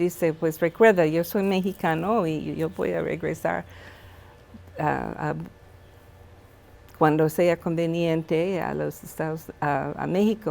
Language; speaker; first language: Spanish; non-native, fluent; English